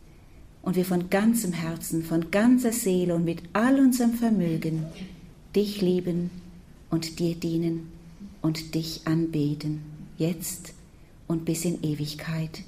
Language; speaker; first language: German; native; German